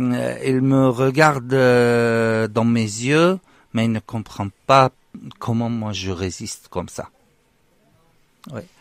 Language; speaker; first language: French; non-native, fluent; Arabic